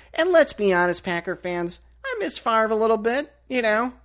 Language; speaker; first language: English; native; English